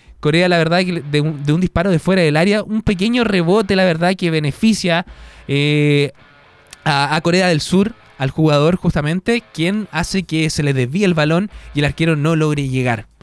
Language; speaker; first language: Spanish; native; Spanish